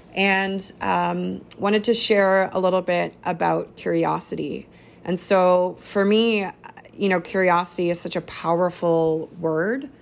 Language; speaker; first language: English; native; English